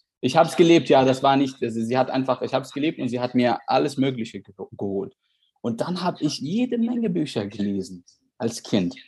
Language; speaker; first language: German; non-native, fluent; Arabic